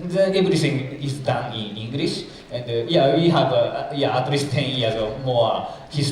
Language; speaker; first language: English; non-native, fluent; Japanese